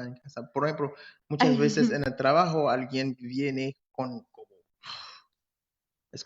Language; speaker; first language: Spanish; non-native, fluent; English